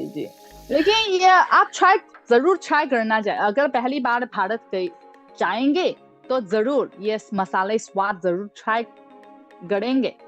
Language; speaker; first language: Hindi; non-native, fluent; Chinese